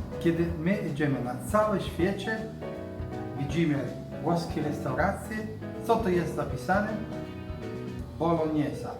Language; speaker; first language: Polish; non-native, learner; Italian